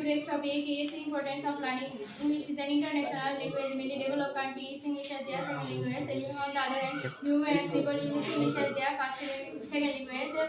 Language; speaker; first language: English; non-native, learner; Bangla